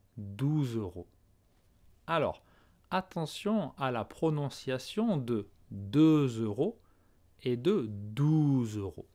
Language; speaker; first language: French; native; French